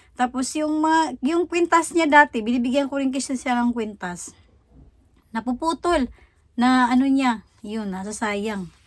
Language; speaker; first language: Filipino; native; Filipino